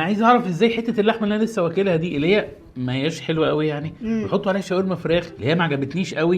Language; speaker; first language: Arabic; native; Arabic